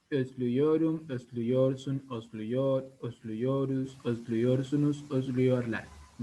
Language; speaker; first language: Turkish; non-native, learner; Spanish